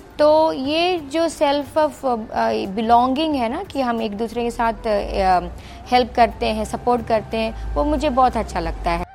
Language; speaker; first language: Hindi; non-native, local second language; Kannada